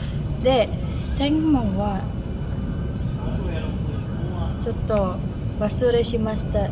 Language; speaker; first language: Japanese; non-native, learner; Indonesian